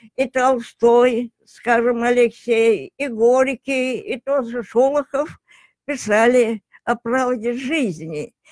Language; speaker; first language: Russian; non-native, local second language; Tajik